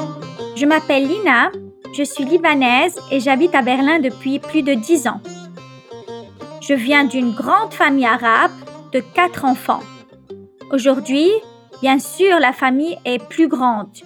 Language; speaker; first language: French; non-native, local second language; Arabic